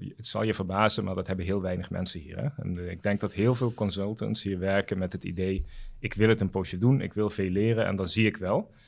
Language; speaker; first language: Dutch; non-native, local second language; Papiamento